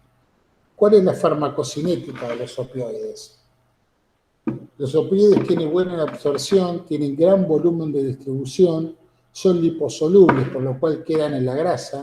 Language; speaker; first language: Spanish; native; Spanish